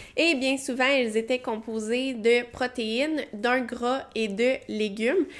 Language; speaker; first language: French; native; French